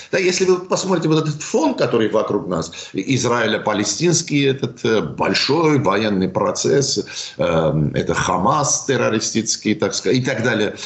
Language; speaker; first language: Russian; non-native, local second language; Armenian